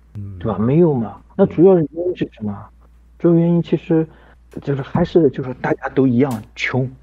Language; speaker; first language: Chinese; non-native, local second language; Kazakh